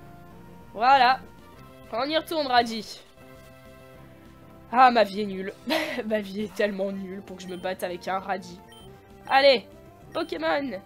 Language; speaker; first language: French; native; French